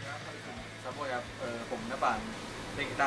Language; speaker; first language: Thai; native; Thai